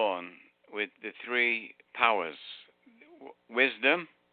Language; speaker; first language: English; native; English